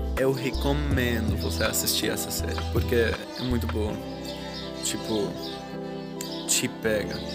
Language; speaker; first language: Portuguese; non-native, fluent; Arabic